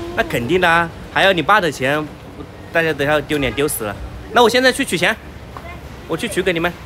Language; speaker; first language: Chinese; native; Chinese